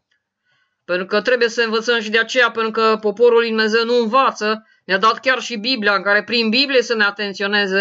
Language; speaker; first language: Romanian; native; Romanian